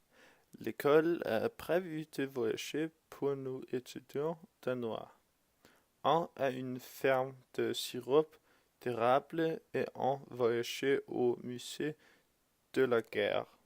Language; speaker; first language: French; non-native, learner; Danish